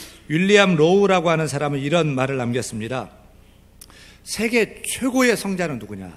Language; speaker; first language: Korean; native; Korean